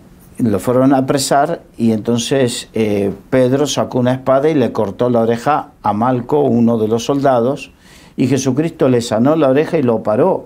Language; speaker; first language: Spanish; native; Spanish